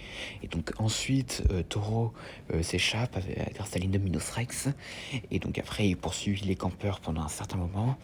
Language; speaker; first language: French; native; French